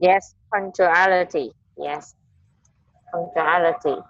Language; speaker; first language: English; non-native, learner; Vietnamese